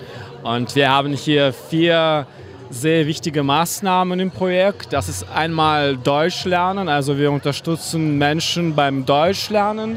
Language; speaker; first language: German; non-native, fluent; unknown